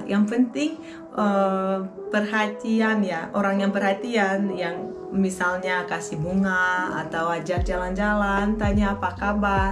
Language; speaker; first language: Indonesian; non-native, fluent; Russian